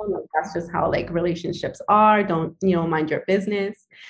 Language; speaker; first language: English; early bilingual, other home language; Spanish